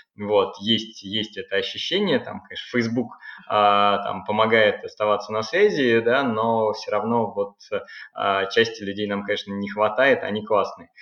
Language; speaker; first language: Russian; native; Russian